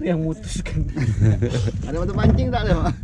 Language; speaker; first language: Malay; native; Malay